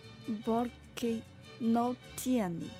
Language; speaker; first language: Spanish; non-native, learner; Chinese